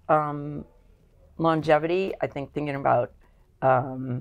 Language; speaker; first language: English; native; English